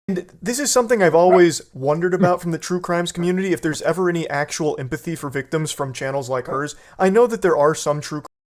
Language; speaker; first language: English; native; English